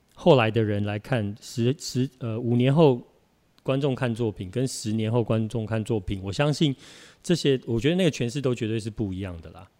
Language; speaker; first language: Chinese; native; Chinese